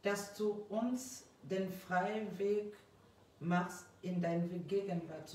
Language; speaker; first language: German; non-native, fluent; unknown